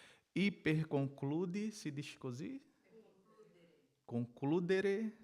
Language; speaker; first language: Italian; non-native, learner; Portuguese